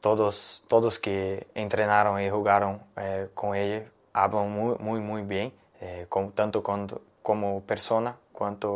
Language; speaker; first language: Spanish; non-native, learner; Portuguese